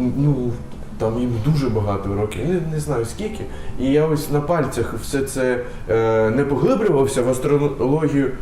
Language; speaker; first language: Ukrainian; non-native, local second language; Russian